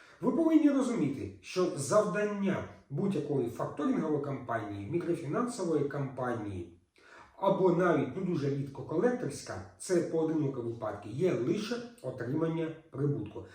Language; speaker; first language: Ukrainian; native; Ukrainian